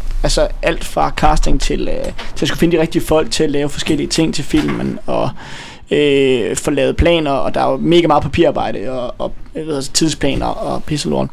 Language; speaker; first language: Danish; native; Danish